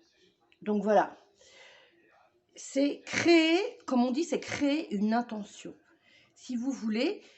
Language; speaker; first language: French; native; French